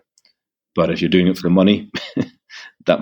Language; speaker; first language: English; native; English